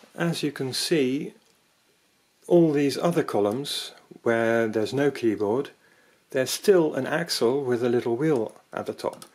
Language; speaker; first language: English; non-native, fluent; Dutch